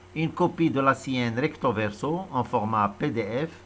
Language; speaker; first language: French; non-native, local second language; Arabic